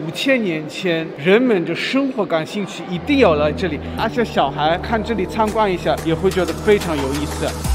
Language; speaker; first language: Chinese; non-native, fluent; German